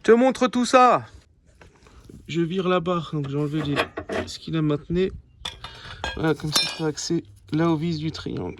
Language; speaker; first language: French; native; French